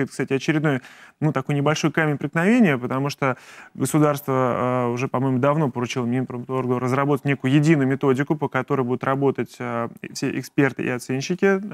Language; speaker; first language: Russian; native; Russian